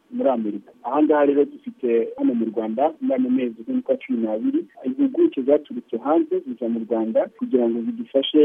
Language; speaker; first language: Kinyarwanda; early bilingual, heritage; Kinyarwanda